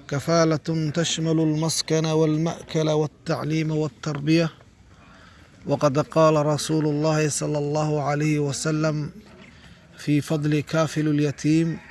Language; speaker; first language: Arabic; non-native, local second language; Somali